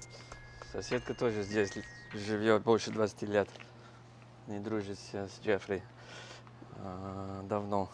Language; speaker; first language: Russian; non-native, learner; English